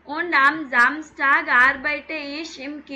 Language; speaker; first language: German; non-native, fluent; Tamil